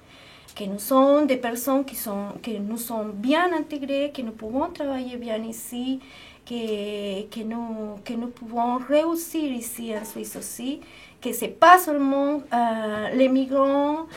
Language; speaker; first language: French; non-native, fluent; Spanish